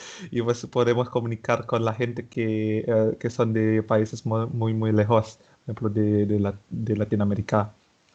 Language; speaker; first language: Spanish; non-native, fluent; Indonesian